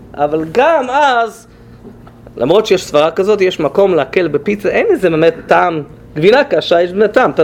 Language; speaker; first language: Hebrew; non-native, fluent; English